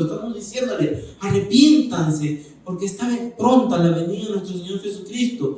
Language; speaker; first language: Spanish; native; Spanish